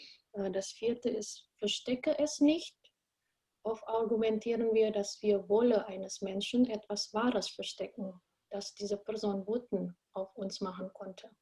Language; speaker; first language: German; non-native, fluent; Indonesian